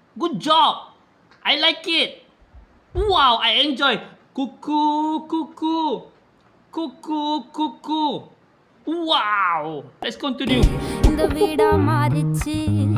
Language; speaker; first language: English; non-native, local second language; Malay